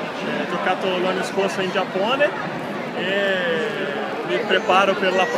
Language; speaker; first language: Italian; non-native, learner; Portuguese